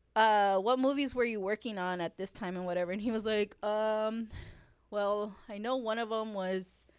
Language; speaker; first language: English; native; English